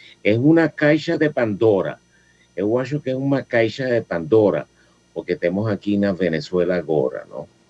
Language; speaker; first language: Portuguese; non-native, fluent; Spanish